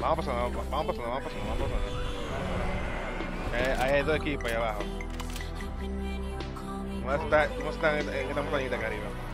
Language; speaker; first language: Spanish; native; Spanish